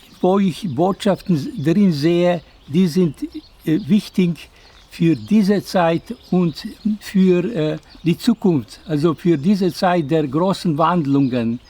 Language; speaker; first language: German; non-native, fluent; Slovenian